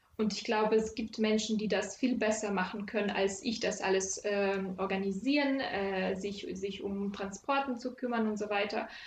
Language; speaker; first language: German; non-native, fluent; Ukrainian